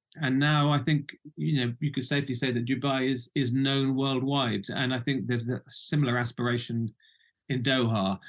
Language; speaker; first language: English; native; English